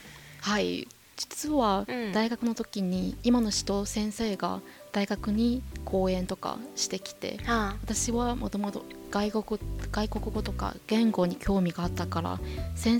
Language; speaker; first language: Japanese; non-native, fluent; Chinese